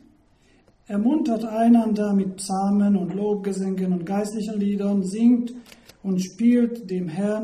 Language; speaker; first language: German; non-native, fluent; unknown